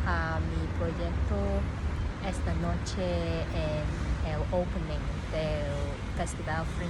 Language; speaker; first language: Spanish; non-native, learner; Cantonese